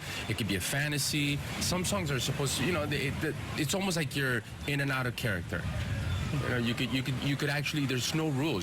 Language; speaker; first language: English; early bilingual, other home language; Spanish